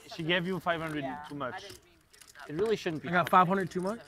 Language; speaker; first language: English; non-native, fluent; French